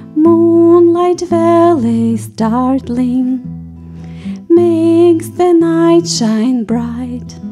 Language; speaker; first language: English; non-native, fluent; Russian